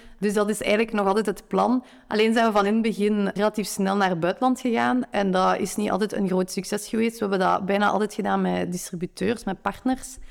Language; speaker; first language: Dutch; native; Dutch